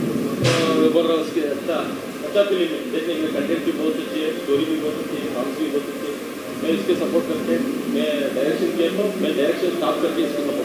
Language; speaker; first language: Hindi; non-native, local second language; Kannada